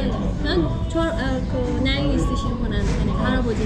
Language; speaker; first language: Korean; non-native, learner; Persian